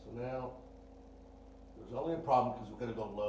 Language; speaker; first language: English; native; English